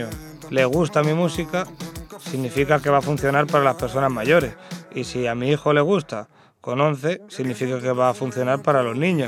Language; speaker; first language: Spanish; native; Spanish